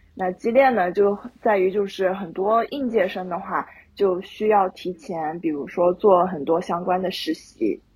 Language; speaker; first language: Chinese; native; Chinese